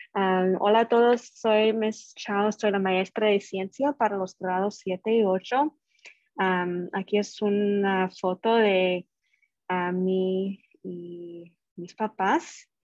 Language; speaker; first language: English; native; English